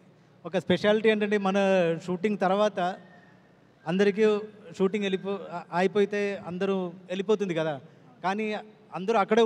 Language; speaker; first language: Telugu; non-native, learner; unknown